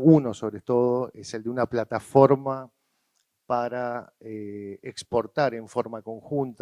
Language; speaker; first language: Spanish; native; Spanish